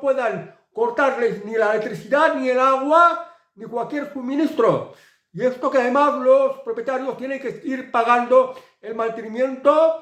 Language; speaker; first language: Spanish; native; Spanish